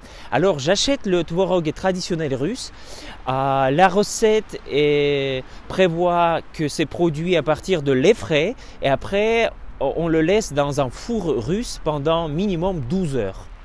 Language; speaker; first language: French; non-native, fluent; Russian